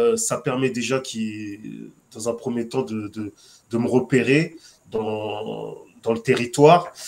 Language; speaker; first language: French; native; French